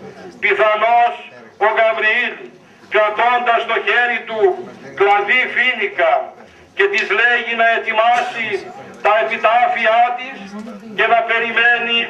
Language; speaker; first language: Greek; native; Greek